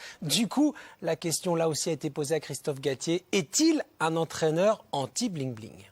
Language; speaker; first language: French; native; French